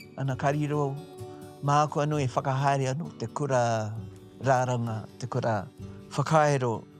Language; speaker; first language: Māori; native; Māori